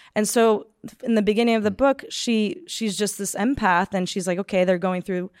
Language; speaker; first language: English; native; English